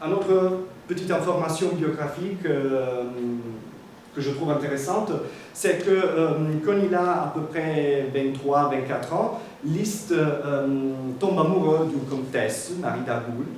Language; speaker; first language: French; non-native, fluent; Italian